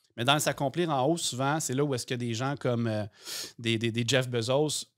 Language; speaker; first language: French; native; French